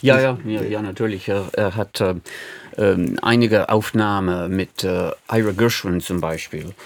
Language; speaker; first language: German; non-native, fluent; English